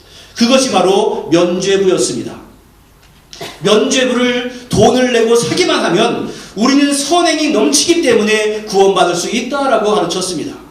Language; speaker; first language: Korean; native; Korean